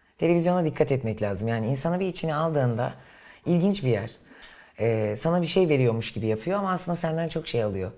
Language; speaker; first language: Turkish; native; Turkish